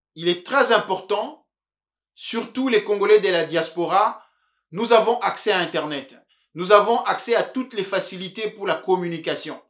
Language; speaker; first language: French; non-native, local second language; Luba-Lulua